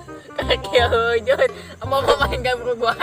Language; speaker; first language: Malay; non-native, local second language; Sundanese